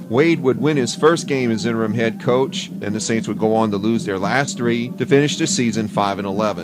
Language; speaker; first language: English; native; English